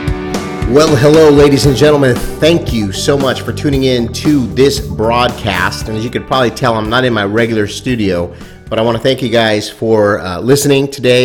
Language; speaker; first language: English; native; English